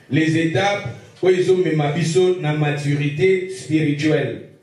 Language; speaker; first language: French; non-native, local second language; Lingala